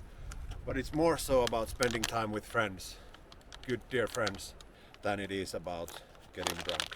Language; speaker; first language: English; non-native, fluent; Finnish